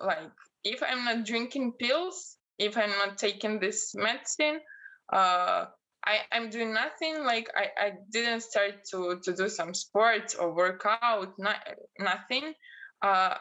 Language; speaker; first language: English; non-native, fluent; Russian